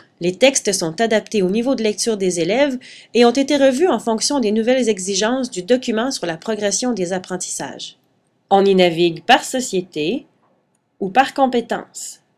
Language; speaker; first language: French; native; French